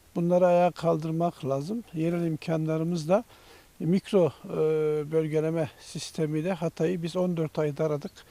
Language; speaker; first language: Turkish; native; Turkish